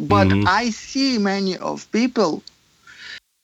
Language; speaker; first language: English; non-native, fluent; Ukrainian